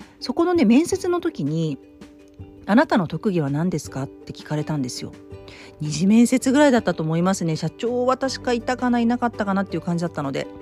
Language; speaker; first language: Japanese; native; Japanese